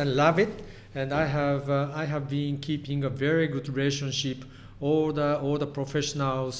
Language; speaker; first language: English; non-native, fluent; Japanese